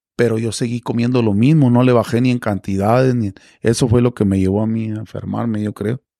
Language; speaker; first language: Spanish; native; Spanish